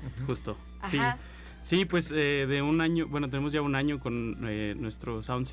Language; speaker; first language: Spanish; native; Spanish